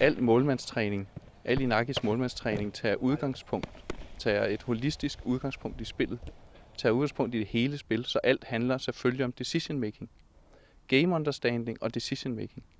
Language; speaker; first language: Danish; native; Danish